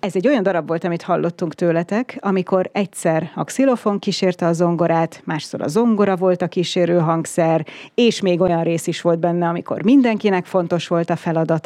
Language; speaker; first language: Hungarian; native; Hungarian